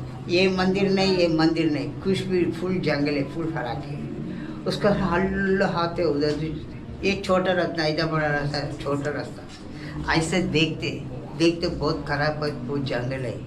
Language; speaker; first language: Hindi; non-native, local second language; Tamil